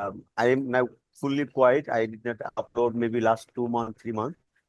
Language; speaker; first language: English; non-native, learner; Bangla